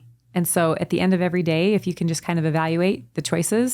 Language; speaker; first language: English; native; English